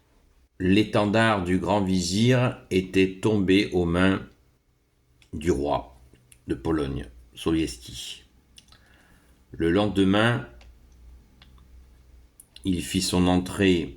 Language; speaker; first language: French; native; French